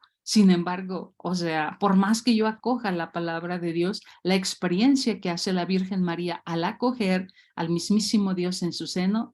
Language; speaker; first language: Spanish; native; Spanish